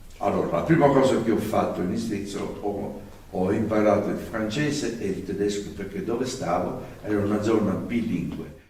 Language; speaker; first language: Italian; native; Italian